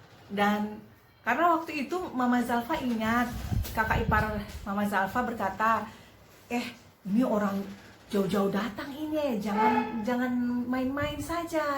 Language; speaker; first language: Indonesian; native; Indonesian